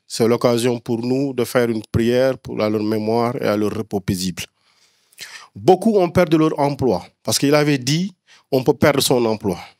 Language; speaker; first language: French; non-native, local second language; Wolof